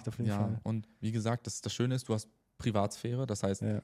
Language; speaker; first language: German; native; German